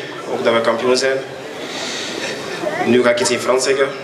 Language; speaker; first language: Dutch; non-native, local second language; French